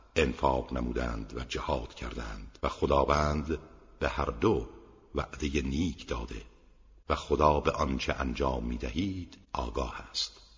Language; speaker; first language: Persian; native; Persian